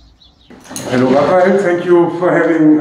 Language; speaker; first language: English; non-native, fluent; German